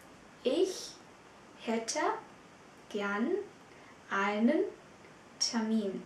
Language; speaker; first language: German; non-native, fluent; Vietnamese